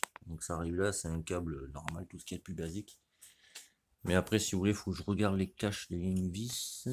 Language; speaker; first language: French; native; French